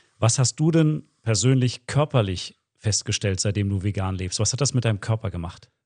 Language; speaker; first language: German; native; German